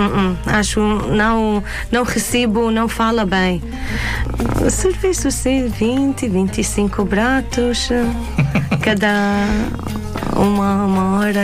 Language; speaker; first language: Portuguese; non-native, learner; Arabic